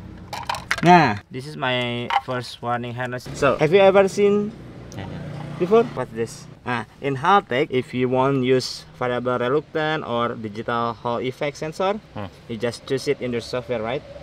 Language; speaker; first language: English; non-native, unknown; Indonesian